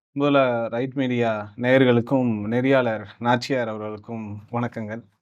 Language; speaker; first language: Tamil; non-native, local second language; Telugu